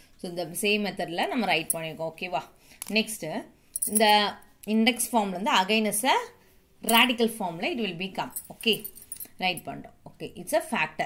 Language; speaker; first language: English; non-native, local second language; Tamil